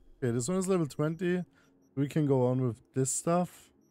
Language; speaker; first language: English; non-native, fluent; German